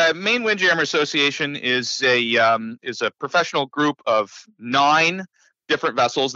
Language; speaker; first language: English; native; English